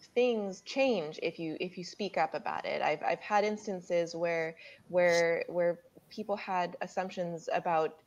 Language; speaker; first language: English; native; English